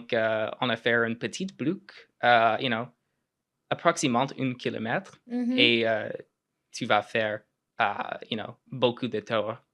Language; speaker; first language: French; non-native, local second language; English